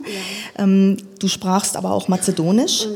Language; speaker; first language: German; native; German